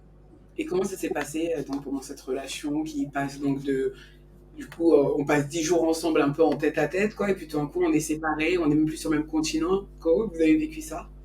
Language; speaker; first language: French; native; French